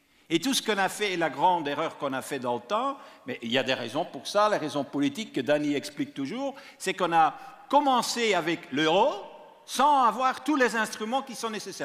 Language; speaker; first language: French; non-native, local second language; Dutch